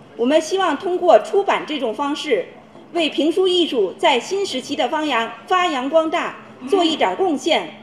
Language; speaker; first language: Chinese; native; Chinese